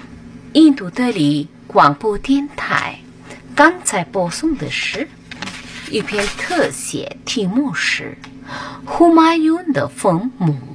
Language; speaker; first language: Chinese; non-native, fluent; Hindi